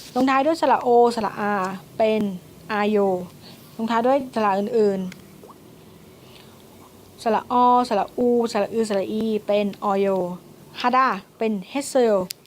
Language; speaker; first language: Thai; native; Thai